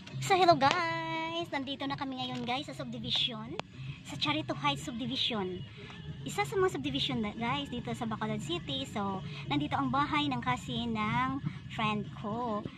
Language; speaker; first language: Filipino; non-native, local second language; Hiligaynon